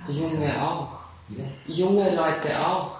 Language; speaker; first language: German; native; German